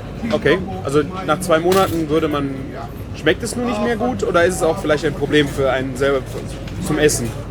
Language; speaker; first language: German; native; German